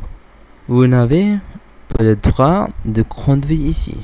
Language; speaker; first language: French; non-native, learner; English